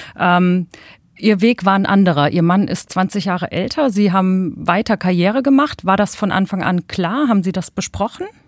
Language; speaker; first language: German; native; German